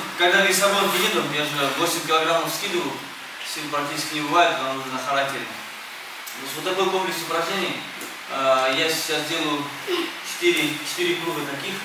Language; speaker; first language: Russian; early bilingual, other home language; Armenian